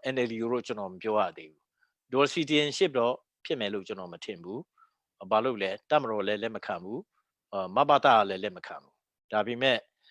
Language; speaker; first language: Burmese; non-native, local second language; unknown